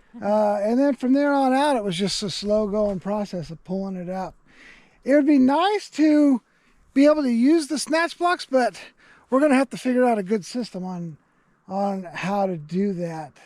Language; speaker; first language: English; native; English